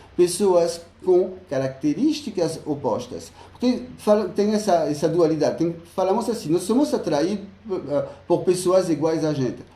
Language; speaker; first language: Portuguese; non-native, fluent; French